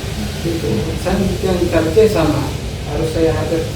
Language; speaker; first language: Indonesian; non-native, learner; Arabic